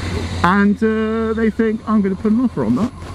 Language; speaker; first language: English; native; English